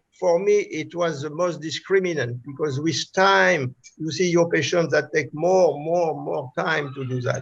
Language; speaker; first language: English; non-native, fluent; French